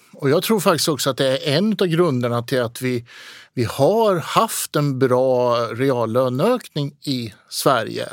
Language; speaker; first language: Swedish; native; Swedish